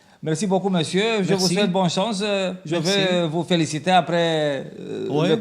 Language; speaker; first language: French; non-native, fluent; Romanian